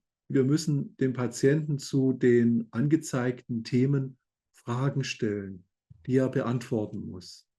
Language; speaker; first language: German; native; German